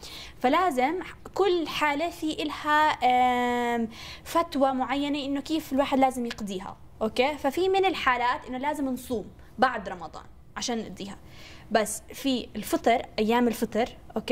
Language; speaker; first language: Arabic; native; Arabic